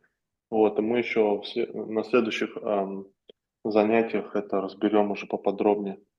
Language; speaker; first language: Russian; native; Russian